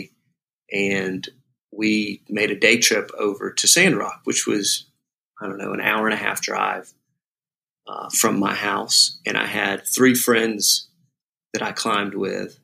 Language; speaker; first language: English; native; English